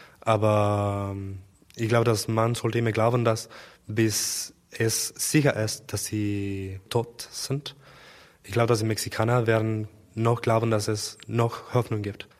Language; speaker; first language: German; non-native, learner; Spanish